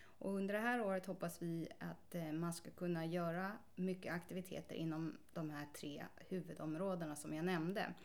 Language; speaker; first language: Swedish; native; Swedish